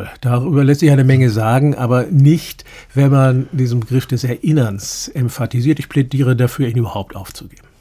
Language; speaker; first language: German; native; German